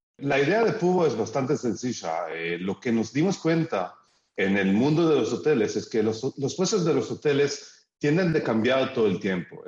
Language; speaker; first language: Spanish; early bilingual, heritage; Spanish